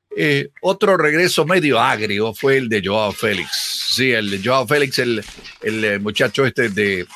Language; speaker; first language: Spanish; native; Spanish